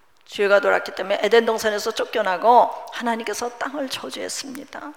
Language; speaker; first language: Korean; native; Korean